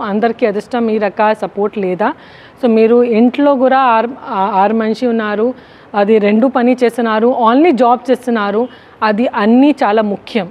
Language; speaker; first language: Telugu; non-native, local second language; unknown